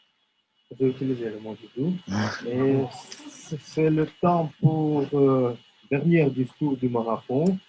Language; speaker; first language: French; non-native, learner; Russian